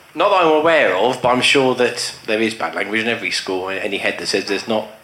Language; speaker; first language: English; native; English